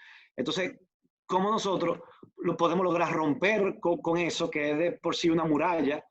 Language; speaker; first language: Spanish; native; Spanish